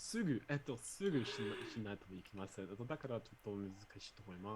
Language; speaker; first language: Japanese; non-native, learner; English